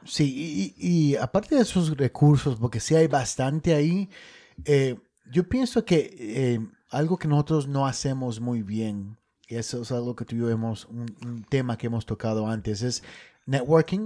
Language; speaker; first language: Spanish; early bilingual, other home language; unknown